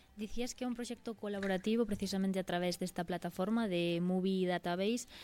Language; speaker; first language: Galician; native; Galician